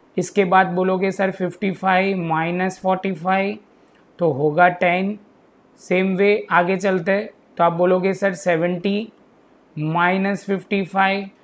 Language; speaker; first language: Hindi; non-native, local second language; Gujarati